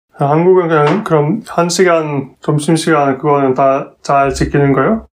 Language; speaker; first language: Korean; non-native, fluent; Hungarian